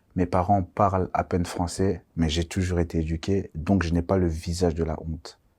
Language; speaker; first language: French; early bilingual, other home language; Kongo